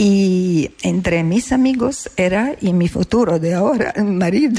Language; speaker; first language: Spanish; non-native, learner; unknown